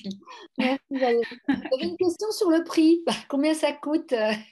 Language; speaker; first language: French; native; French